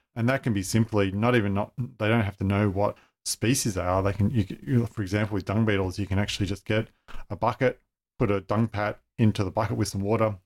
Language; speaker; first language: English; native; English